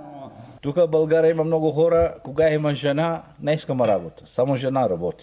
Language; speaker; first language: Bulgarian; non-native, learner; Swahili